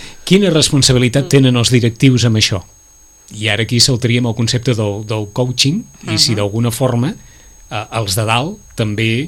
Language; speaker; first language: Catalan; native; Catalan